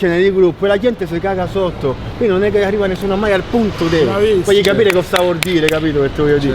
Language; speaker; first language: Italian; native; Italian